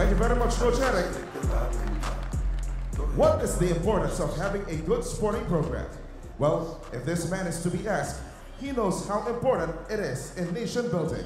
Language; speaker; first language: English; non-native, local second language; Filipino